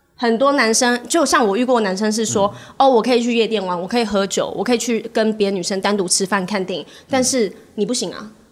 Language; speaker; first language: Chinese; native; Chinese